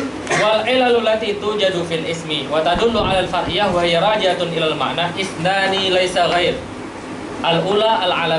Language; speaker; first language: Arabic; non-native, fluent; Indonesian